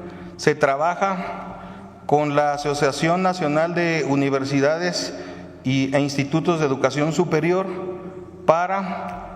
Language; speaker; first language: Spanish; native; Spanish